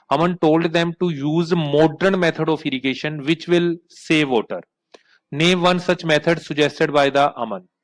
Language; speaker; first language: English; non-native, local second language; Punjabi